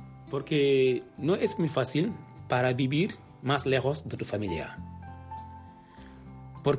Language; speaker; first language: Spanish; non-native, learner; Wolof